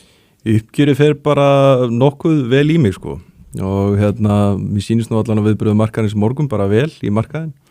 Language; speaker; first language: Icelandic; native; Icelandic